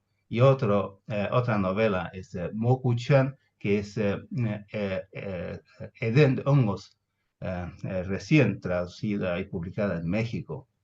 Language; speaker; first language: Spanish; non-native, fluent; Chinese